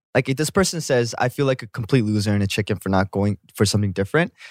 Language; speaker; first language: English; native; English